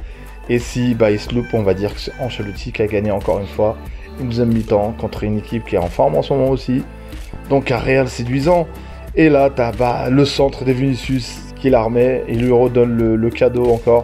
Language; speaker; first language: French; native; French